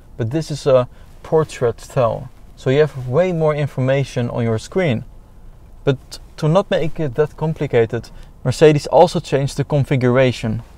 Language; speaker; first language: English; non-native, fluent; Dutch